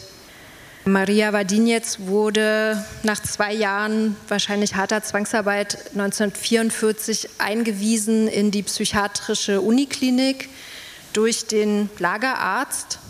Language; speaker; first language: German; native; German